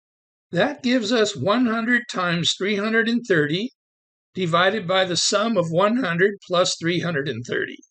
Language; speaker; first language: English; native; English